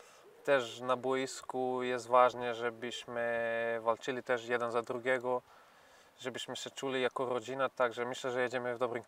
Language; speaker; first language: Polish; non-native, fluent; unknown